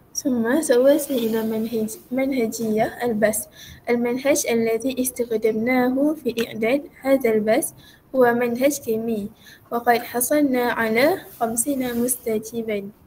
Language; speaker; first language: Arabic; non-native, learner; Malay